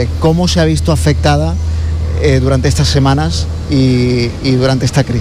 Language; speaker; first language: Spanish; native; Spanish